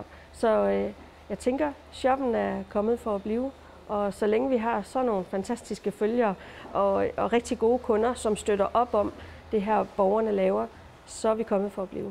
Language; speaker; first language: Danish; native; Danish